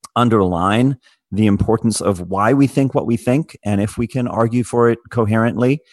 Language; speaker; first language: English; native; English